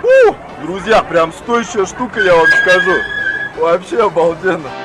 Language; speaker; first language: Russian; native; Russian